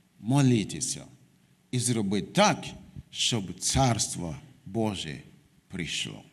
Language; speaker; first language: Ukrainian; non-native, fluent; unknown